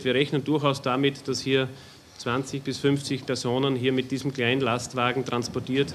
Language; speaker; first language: German; native; German